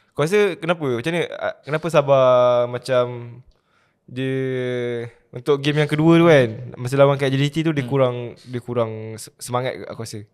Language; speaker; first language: Malay; native; Malay